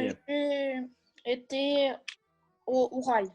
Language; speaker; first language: French; non-native, learner; Russian